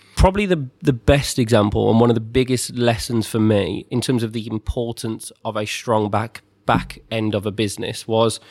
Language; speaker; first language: English; native; English